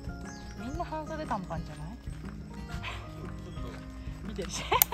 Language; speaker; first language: Japanese; native; Japanese